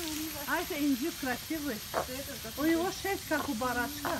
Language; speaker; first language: Russian; non-native, fluent; Azerbaijani